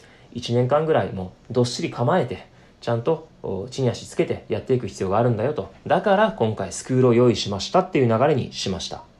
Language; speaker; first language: Japanese; native; Japanese